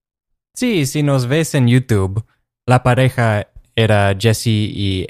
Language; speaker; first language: Spanish; non-native, fluent; English